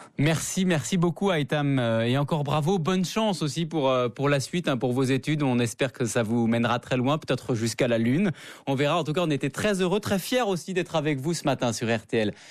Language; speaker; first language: French; native; French